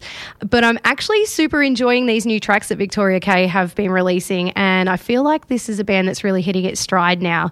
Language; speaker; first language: English; native; English